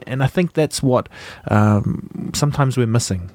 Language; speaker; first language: English; native; English